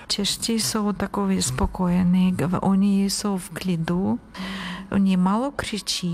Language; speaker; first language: Czech; non-native, learner; Ukrainian